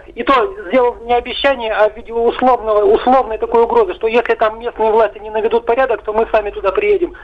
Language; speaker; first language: Russian; native; Russian